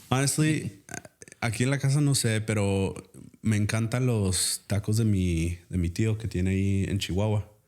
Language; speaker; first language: Spanish; early bilingual, heritage; Spanish